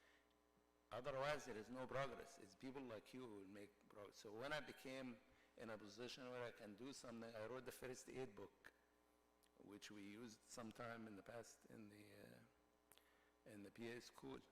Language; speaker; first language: English; non-native, fluent; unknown